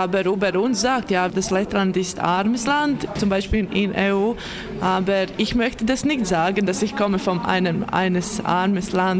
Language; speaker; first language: German; non-native, learner; Latvian